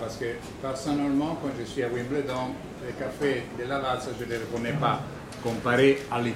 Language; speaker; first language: French; non-native, fluent; Italian